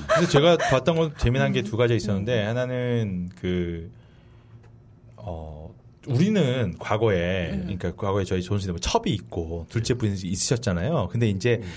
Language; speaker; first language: Korean; native; Korean